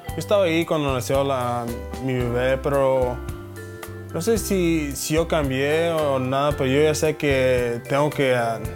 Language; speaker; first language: Spanish; early bilingual, heritage; Spanish